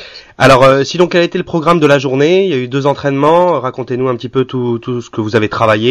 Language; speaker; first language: French; native; French